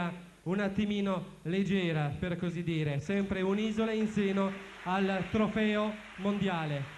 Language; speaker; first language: Italian; native; Italian